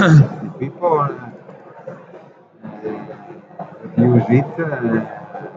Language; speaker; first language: English; non-native, learner; Italian